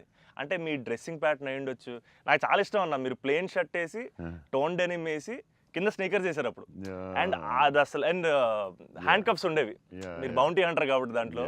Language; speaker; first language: Telugu; native; Telugu